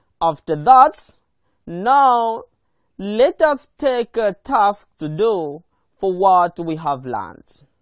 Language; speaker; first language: English; non-native, local second language; Swahili